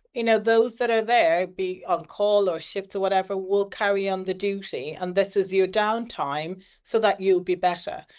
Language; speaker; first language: English; native; English